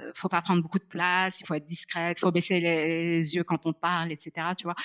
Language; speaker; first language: French; non-native, local second language; Arabic